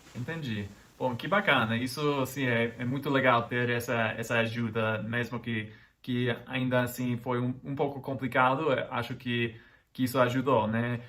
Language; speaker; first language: Portuguese; non-native, fluent; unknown